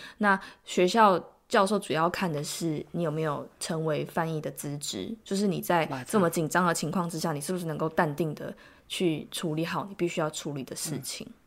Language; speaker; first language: Chinese; native; Chinese